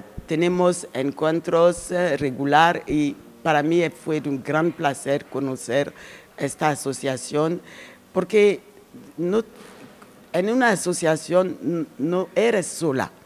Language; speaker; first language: Spanish; non-native, learner; French